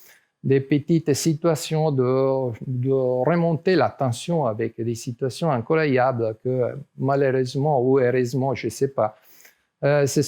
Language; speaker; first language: French; non-native, learner; Italian